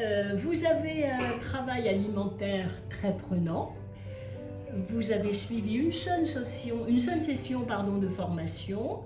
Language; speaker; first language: French; native; French